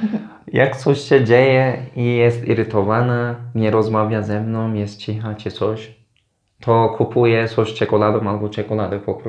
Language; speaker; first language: Polish; non-native, learner; Turkish